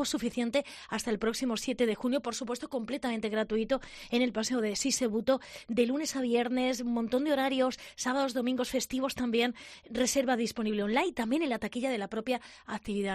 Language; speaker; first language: Spanish; native; Spanish